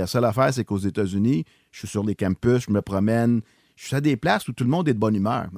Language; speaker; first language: French; native; French